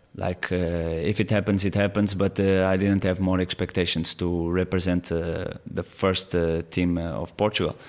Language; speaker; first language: English; non-native, fluent; Portuguese